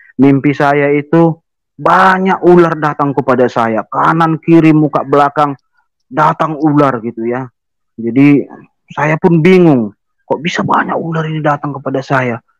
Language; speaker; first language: Indonesian; native; Indonesian